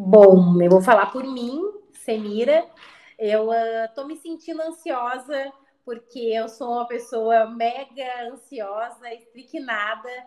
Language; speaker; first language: Portuguese; native; Portuguese